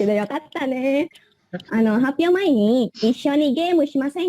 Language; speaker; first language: Japanese; non-native, learner; Indonesian